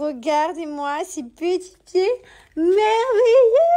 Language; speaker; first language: French; native; French